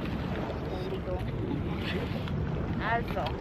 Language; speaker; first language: German; non-native, learner; Cebuano